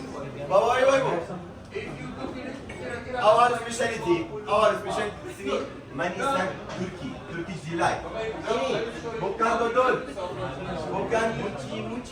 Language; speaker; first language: Indonesian; non-native, learner; Turkish